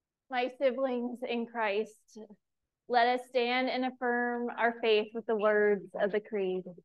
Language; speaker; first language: English; native; English